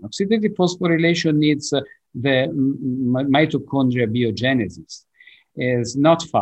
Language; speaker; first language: English; non-native, fluent; Italian